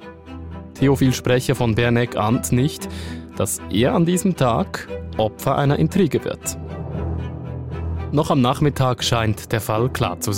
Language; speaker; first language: German; native; German